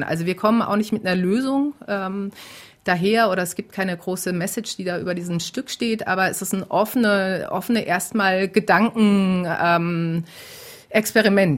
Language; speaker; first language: German; native; German